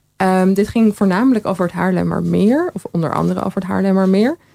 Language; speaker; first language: Dutch; native; Dutch